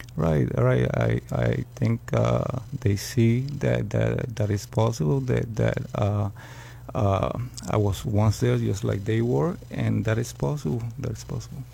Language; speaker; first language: English; early bilingual, other home language; Spanish